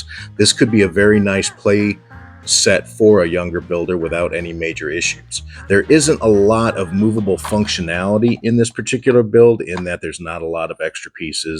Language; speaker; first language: English; native; English